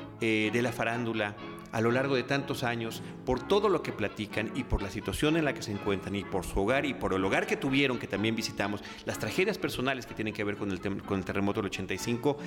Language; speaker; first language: Spanish; native; Spanish